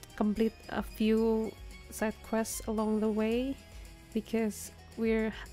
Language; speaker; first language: English; non-native, fluent; Indonesian